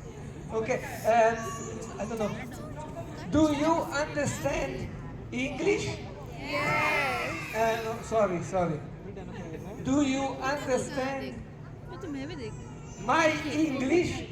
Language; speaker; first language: English; non-native, learner; Italian